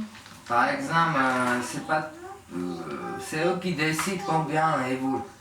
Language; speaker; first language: French; non-native, learner; Armenian